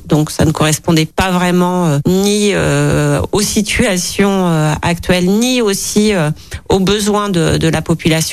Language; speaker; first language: French; native; French